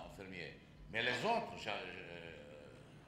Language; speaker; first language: French; non-native, fluent; Czech